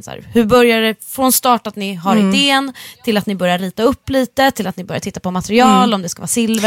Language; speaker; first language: Swedish; native; Swedish